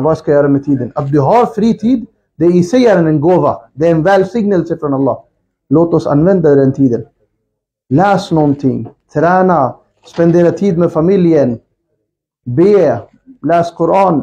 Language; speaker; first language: Swedish; non-native, fluent; Urdu